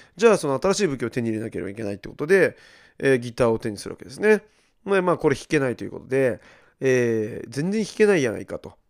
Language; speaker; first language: Japanese; native; Japanese